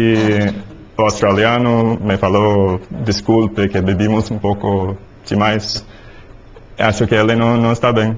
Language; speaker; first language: Portuguese; non-native, learner; English